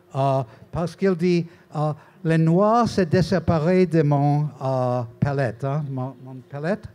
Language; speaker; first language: French; non-native, learner; English